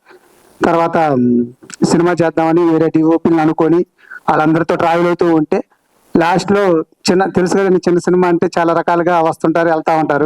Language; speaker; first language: Telugu; native; Telugu